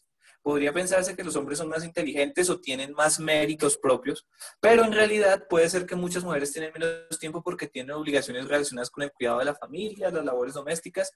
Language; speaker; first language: Spanish; native; Spanish